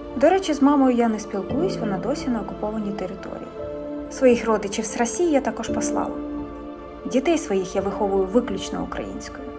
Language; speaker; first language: Ukrainian; non-native, local second language; Russian